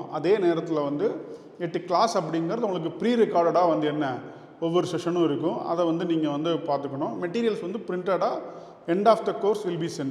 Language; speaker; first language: Tamil; native; Tamil